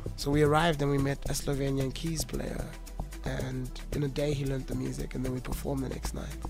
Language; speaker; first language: English; non-native, local second language; Zulu